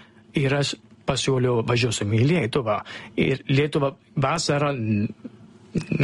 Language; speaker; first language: Lithuanian; non-native, learner; Italian